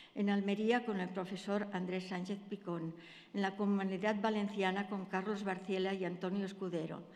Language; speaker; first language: Spanish; native; Spanish